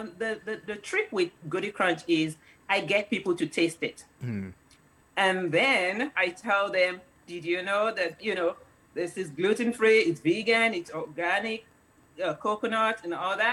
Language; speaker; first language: English; non-native, local second language; Yoruba